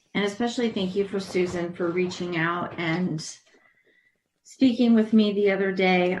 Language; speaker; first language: English; native; English